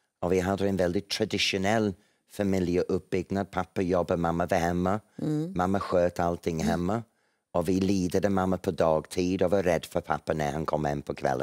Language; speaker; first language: Swedish; non-native, fluent; English